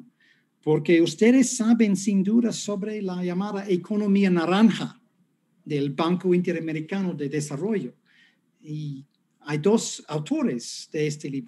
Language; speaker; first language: Spanish; non-native, fluent; English